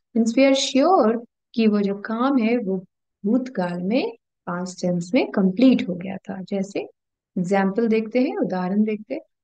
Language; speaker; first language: Hindi; native; Hindi